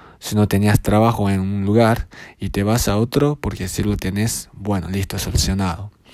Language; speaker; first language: Spanish; non-native, fluent; Japanese